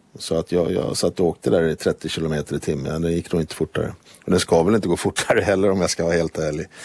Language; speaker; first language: Swedish; native; Swedish